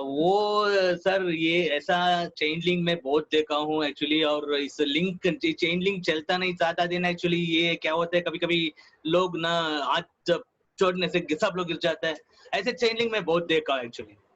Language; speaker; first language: Hindi; non-native, local second language; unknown